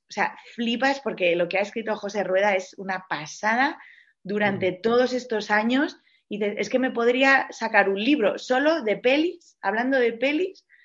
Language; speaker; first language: Spanish; native; Spanish